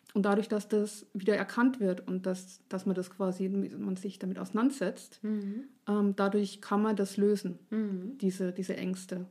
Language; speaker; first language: German; native; German